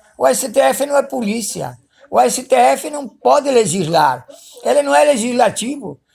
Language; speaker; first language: Portuguese; early bilingual, other home language; Spanish